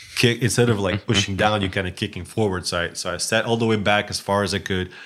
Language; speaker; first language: English; non-native, fluent; Russian